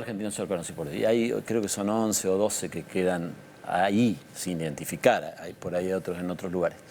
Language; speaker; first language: Spanish; native; Spanish